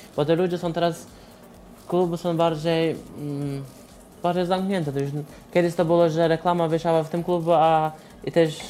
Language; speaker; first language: Polish; non-native, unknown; Azerbaijani